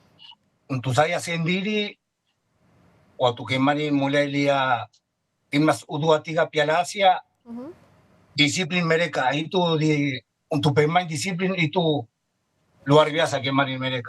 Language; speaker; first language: Indonesian; non-native, fluent; Spanish